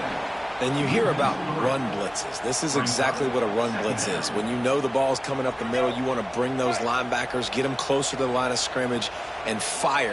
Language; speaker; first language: English; native; English